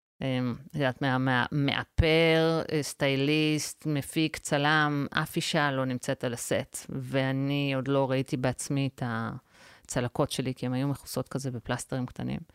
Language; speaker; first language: Hebrew; early bilingual, other home language; English